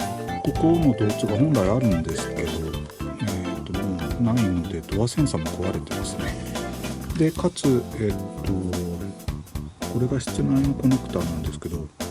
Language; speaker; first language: Japanese; native; Japanese